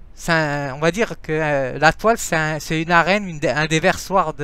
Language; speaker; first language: French; non-native, fluent; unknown